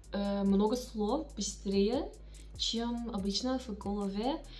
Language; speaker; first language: Russian; non-native, learner; English